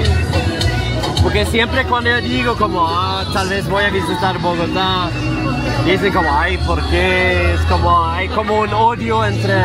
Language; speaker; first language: Spanish; non-native, fluent; Swedish